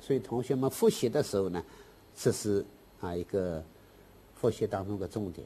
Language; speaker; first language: Chinese; native; Chinese